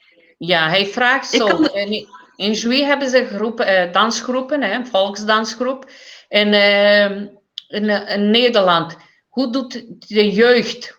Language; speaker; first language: Dutch; early bilingual, heritage; Portuguese